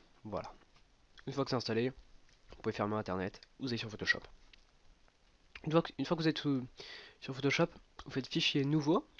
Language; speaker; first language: French; native; French